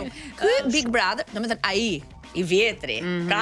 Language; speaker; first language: Albanian; native; Albanian